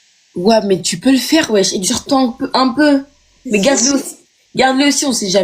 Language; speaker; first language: French; native; French